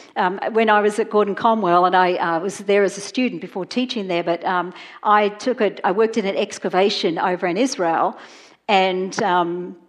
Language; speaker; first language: English; native; English